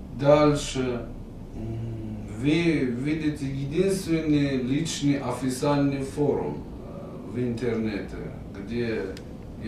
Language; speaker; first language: Russian; non-native, fluent; Persian